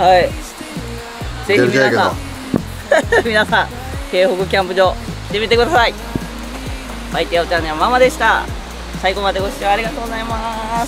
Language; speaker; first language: Japanese; native; Japanese